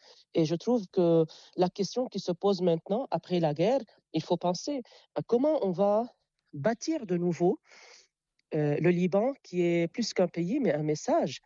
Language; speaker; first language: French; non-native, local second language; Arabic